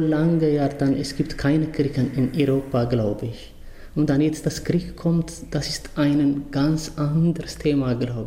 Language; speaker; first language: German; non-native, learner; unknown